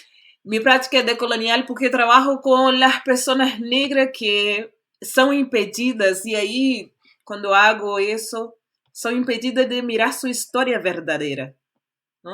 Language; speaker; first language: Spanish; non-native, fluent; Portuguese